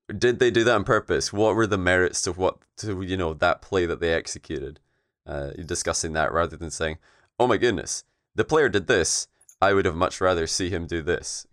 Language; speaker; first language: English; native; English